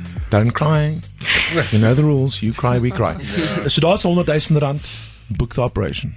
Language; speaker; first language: English; non-native, local second language; Afrikaans